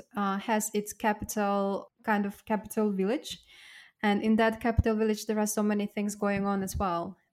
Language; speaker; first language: English; non-native, fluent; Russian